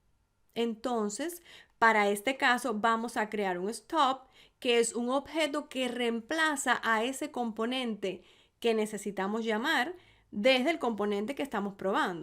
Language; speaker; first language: Spanish; native; Spanish